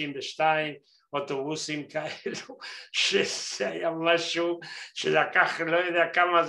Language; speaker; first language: Hebrew; non-native, fluent; Spanish